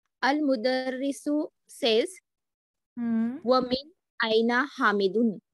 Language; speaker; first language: Arabic; non-native, learner; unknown